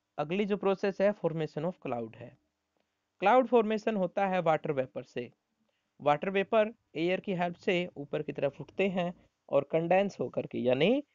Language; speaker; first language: Hindi; native; Hindi